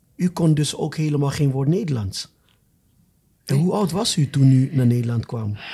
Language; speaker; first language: Dutch; non-native, fluent; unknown